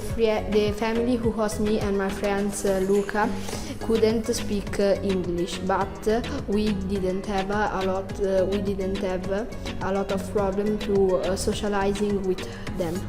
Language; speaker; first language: English; non-native, learner; Italian